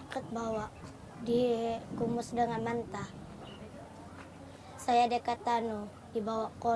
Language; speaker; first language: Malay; non-native, local second language; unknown